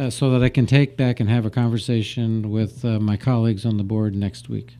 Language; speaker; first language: English; native; English